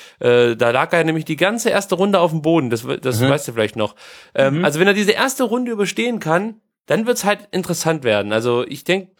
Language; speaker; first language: German; native; German